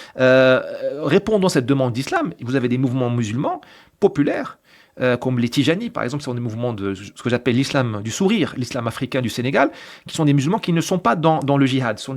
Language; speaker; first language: French; non-native, local second language; Arabic